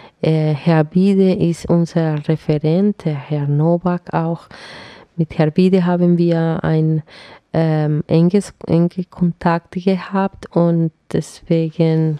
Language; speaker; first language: German; non-native, fluent; Spanish